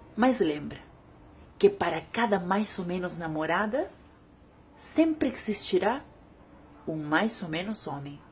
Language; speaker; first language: Portuguese; non-native, fluent; Spanish